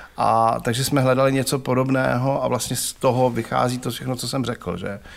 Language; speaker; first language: Czech; native; Czech